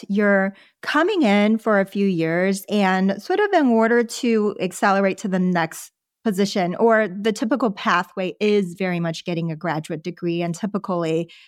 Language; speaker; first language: English; early bilingual, other home language; Chinese